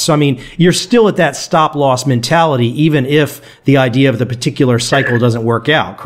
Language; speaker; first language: English; native; English